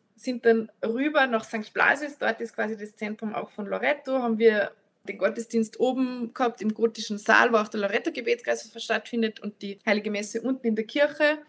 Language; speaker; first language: German; native; German